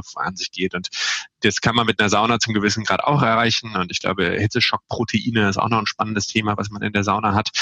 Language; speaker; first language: German; native; German